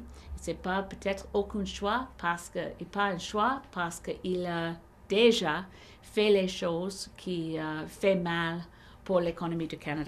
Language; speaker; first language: French; non-native, learner; English